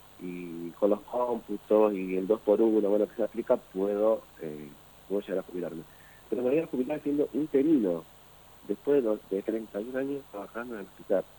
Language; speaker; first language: Spanish; native; Spanish